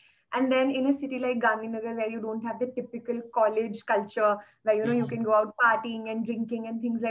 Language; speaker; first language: English; non-native, local second language; Hindi